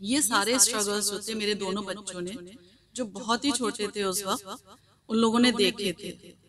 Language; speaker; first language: Hindi; native; Hindi